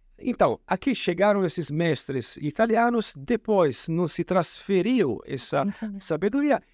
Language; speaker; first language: Portuguese; non-native, fluent; Italian